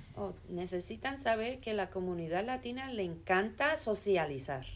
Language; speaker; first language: Spanish; early bilingual, heritage; Spanish